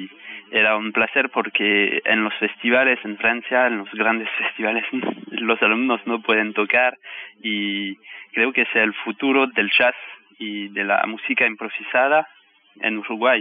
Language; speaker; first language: Spanish; non-native, fluent; French